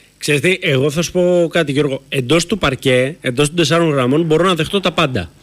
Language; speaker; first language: Greek; native; Greek